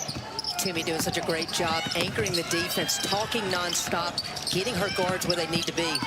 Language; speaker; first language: English; native; English